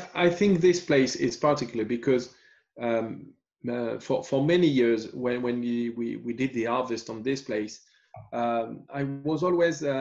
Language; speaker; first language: English; non-native, fluent; French